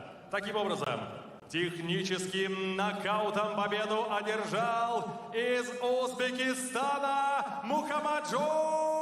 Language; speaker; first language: Russian; native; Russian